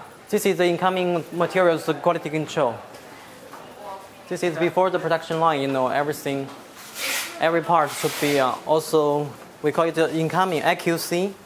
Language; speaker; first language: English; non-native, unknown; Chinese